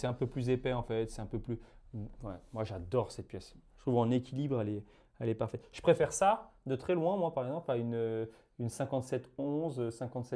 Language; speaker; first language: French; native; French